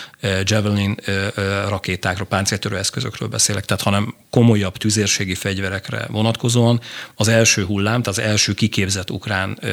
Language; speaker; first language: Hungarian; native; Hungarian